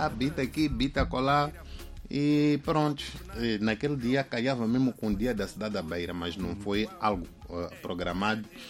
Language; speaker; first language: Portuguese; non-native, local second language; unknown